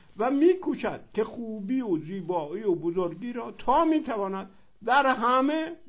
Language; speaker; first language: Persian; native; Persian